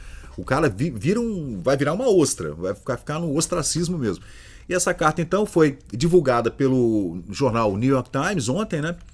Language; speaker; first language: Portuguese; native; Portuguese